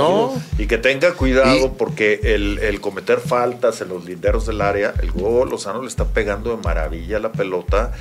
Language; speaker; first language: Spanish; native; Spanish